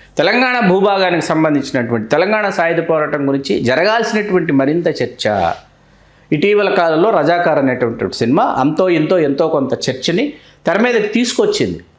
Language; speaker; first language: Telugu; native; Telugu